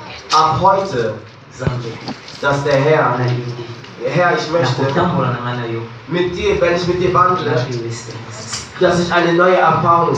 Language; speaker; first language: German; non-native, learner; French